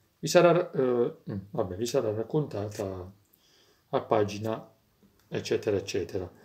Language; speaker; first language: Italian; native; Italian